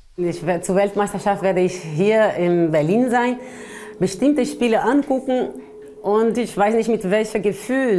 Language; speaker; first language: German; non-native, fluent; Portuguese